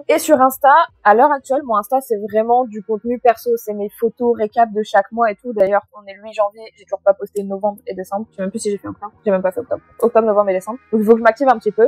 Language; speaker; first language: French; native; French